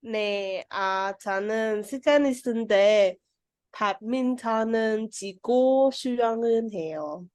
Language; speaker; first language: Korean; non-native, learner; Vietnamese